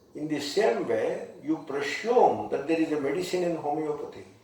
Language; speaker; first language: English; non-native, local second language; Telugu